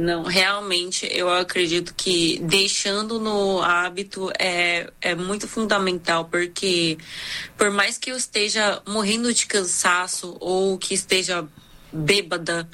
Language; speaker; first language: Portuguese; early bilingual, other home language; Korean